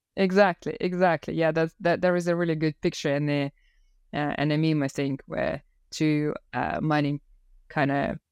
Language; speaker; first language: English; non-native, fluent; Russian